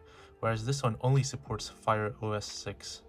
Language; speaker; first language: English; native; English